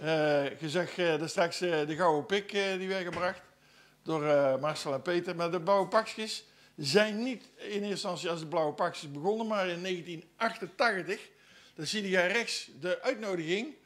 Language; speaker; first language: Dutch; native; Dutch